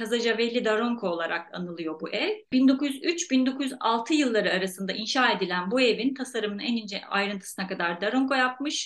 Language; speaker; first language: Turkish; native; Turkish